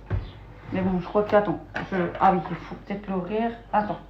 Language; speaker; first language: French; native; French